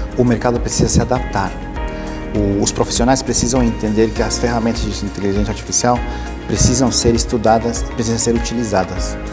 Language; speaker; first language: Portuguese; early bilingual, other home language; Spanish